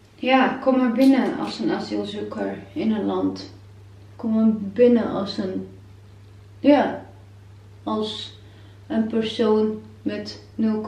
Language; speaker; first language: Dutch; non-native, fluent; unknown